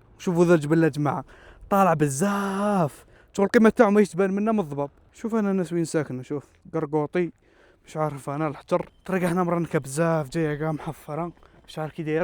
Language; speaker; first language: Arabic; native; Arabic